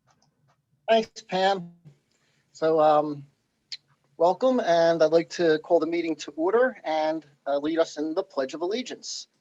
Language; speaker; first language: English; native; English